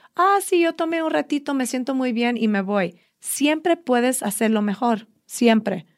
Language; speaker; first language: Spanish; early bilingual, heritage; Spanish